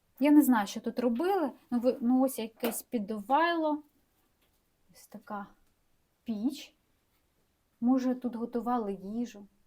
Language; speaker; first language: Ukrainian; non-native, local second language; Russian